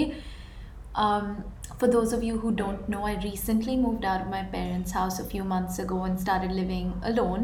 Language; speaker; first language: English; non-native, local second language; Hindi